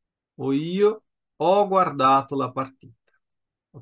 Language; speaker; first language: Italian; non-native, fluent; Portuguese